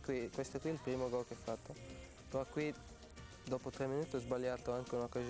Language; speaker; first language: Italian; non-native, fluent; Dutch